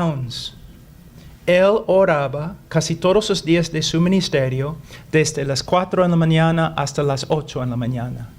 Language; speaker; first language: Spanish; non-native, fluent; English